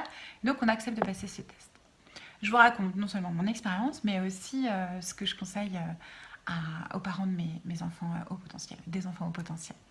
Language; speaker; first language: French; native; French